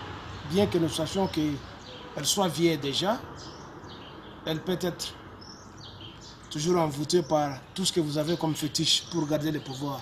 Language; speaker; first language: French; non-native, local second language; Lingala